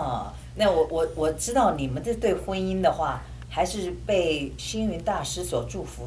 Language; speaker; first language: Chinese; native; Chinese